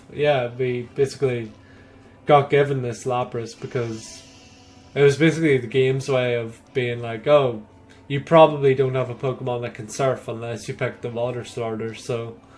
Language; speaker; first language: English; native; English